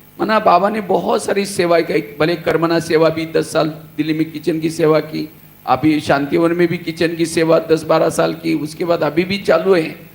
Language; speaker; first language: Hindi; non-native, local second language; Marathi